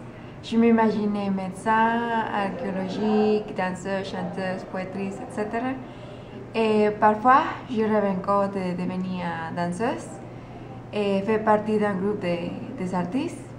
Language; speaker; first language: French; non-native, learner; Spanish